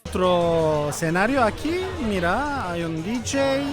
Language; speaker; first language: Spanish; non-native, fluent; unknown